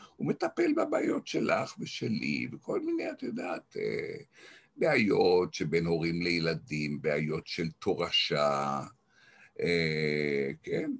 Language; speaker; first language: Hebrew; non-native, local second language; German